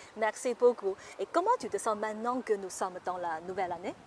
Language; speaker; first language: French; non-native, fluent; Chinese